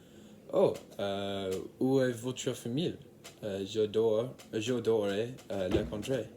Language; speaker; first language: French; non-native, learner; English